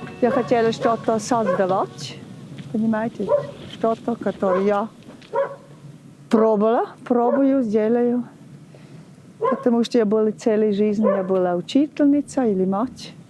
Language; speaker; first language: Russian; non-native, learner; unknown